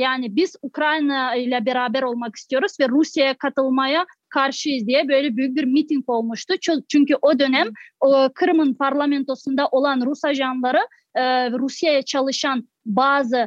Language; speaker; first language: Turkish; non-native, fluent; Crimean Tatar